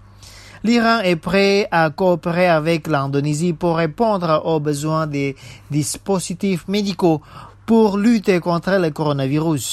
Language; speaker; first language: French; non-native, fluent; Indonesian